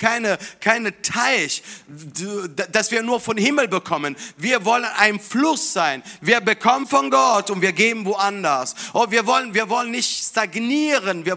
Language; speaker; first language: German; non-native, fluent; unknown